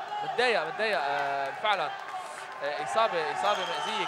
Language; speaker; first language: Arabic; native; Arabic